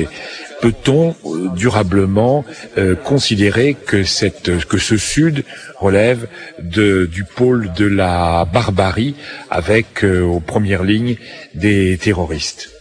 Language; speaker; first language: French; native; French